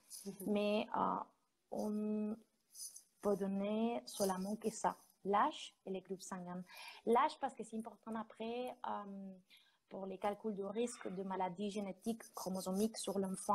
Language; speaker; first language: French; non-native, fluent; Spanish